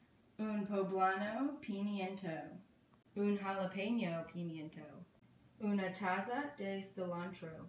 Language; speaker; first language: Spanish; non-native, learner; English